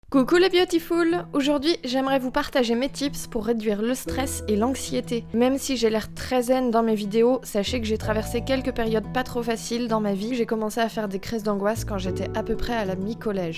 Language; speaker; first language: French; native; French